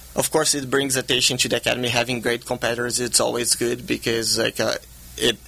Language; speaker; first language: English; non-native, fluent; Portuguese